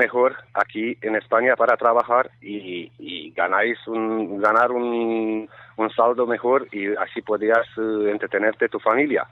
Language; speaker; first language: Spanish; non-native, learner; Romanian